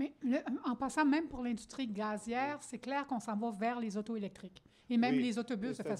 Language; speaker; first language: French; native; French